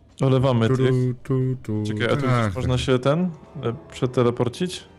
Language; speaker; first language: Polish; native; Polish